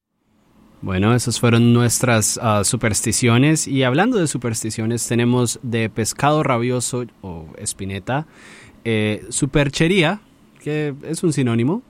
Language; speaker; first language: Spanish; native; Spanish